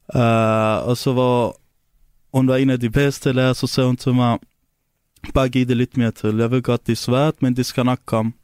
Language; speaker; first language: Danish; non-native, fluent; Arabic